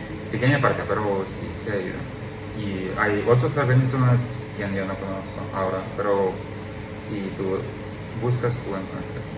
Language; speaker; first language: Spanish; non-native, learner; Ukrainian